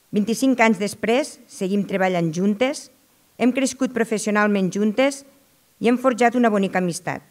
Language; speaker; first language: Catalan; native; Catalan